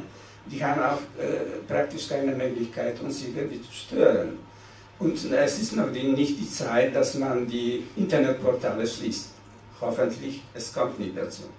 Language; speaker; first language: German; non-native, fluent; Polish